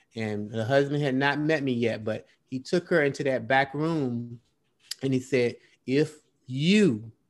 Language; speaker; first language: English; native; English